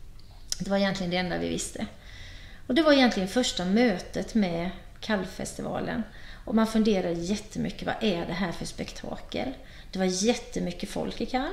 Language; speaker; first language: Swedish; native; Swedish